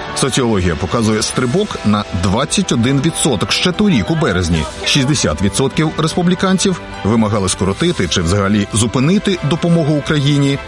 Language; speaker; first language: Ukrainian; native; Ukrainian